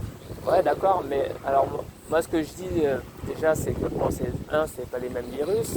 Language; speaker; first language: French; native; French